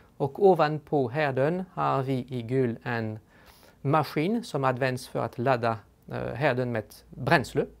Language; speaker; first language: Swedish; non-native, fluent; French